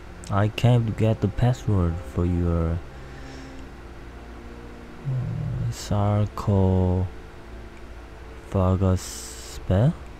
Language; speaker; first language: English; non-native, learner; Korean